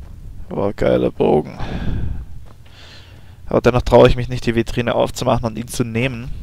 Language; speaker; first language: German; native; German